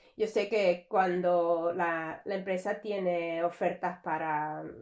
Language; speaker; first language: Spanish; early bilingual, heritage; English